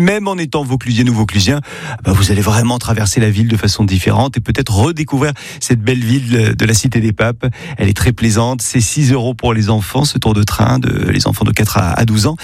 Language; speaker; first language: French; native; French